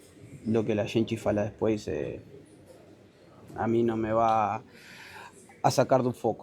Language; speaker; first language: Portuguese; non-native, learner; Spanish